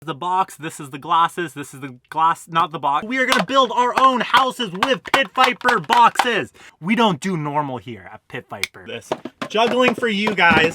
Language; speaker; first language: English; native; English